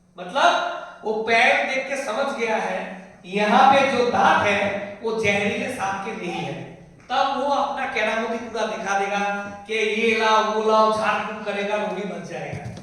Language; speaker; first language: Hindi; non-native, local second language; Bangla